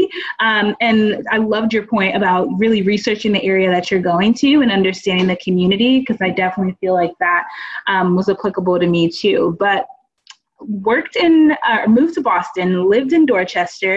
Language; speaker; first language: English; native; English